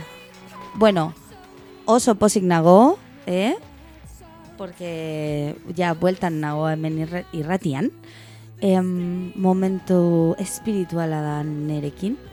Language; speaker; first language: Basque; non-native, local second language; Spanish